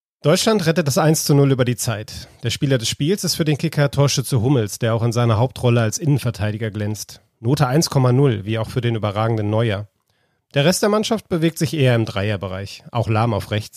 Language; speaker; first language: German; native; German